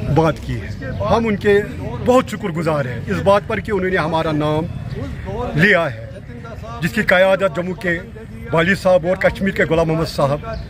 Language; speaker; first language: Urdu; non-native, local second language; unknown